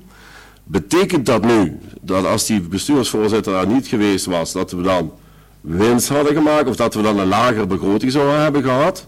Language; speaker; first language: Dutch; native; Dutch